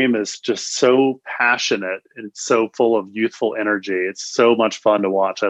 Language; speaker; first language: English; native; English